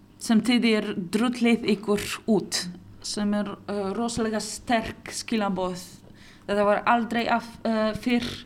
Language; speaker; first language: Icelandic; non-native, local second language; Polish